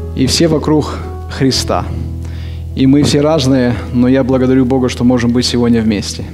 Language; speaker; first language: Russian; native; Russian